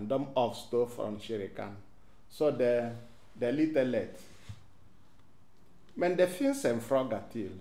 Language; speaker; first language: Swedish; non-native, fluent; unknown